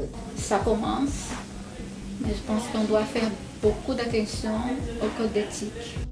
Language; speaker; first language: French; non-native, fluent; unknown